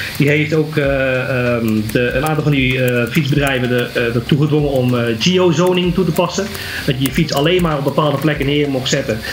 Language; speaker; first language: Dutch; native; Dutch